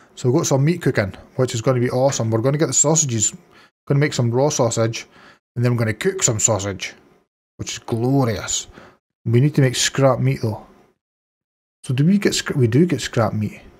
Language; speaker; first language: English; native; English